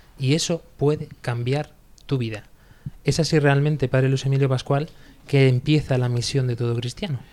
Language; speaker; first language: Spanish; native; Spanish